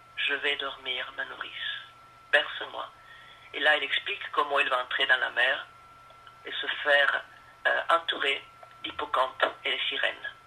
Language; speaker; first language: French; non-native, fluent; Spanish